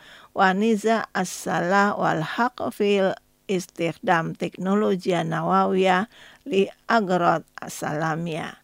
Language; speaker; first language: Arabic; non-native, fluent; Indonesian